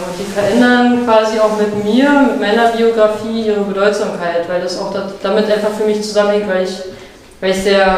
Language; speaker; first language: German; native; German